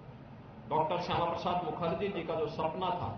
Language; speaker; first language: Hindi; native; Hindi